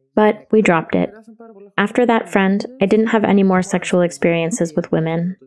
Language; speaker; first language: English; non-native, fluent; Greek